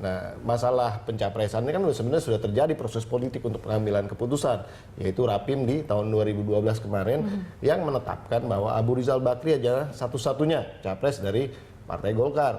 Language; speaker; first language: Indonesian; native; Indonesian